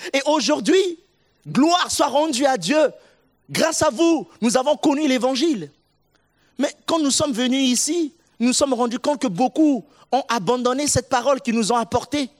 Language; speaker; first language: French; non-native, local second language; Sango